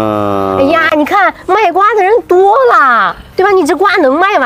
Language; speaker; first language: Chinese; native; Chinese